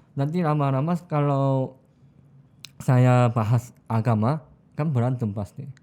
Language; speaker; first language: Indonesian; non-native, fluent; Korean